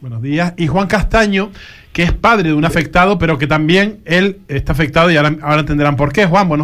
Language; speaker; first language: Spanish; native; Spanish